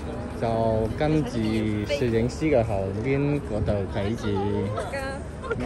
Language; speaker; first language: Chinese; non-native, local second language; Cantonese